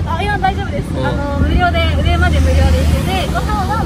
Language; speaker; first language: Japanese; native; Japanese